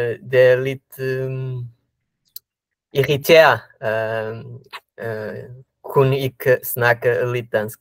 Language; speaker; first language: Danish; non-native, learner; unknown